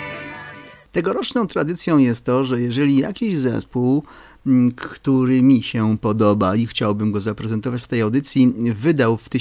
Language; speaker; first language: Polish; native; Polish